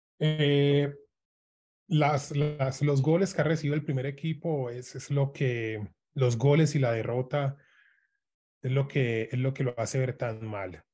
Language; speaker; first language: Spanish; native; Spanish